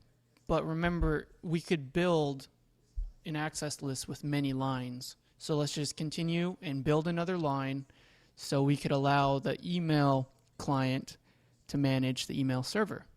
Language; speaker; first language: English; native; English